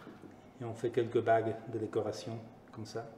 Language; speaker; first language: French; non-native, fluent; Spanish